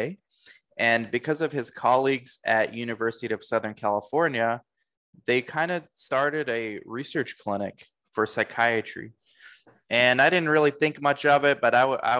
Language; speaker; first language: English; native; English